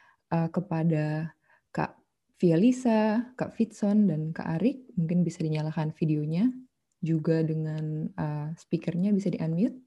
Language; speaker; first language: Indonesian; native; Indonesian